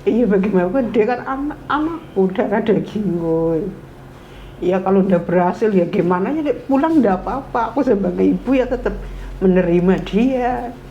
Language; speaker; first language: Indonesian; non-native, local second language; Javanese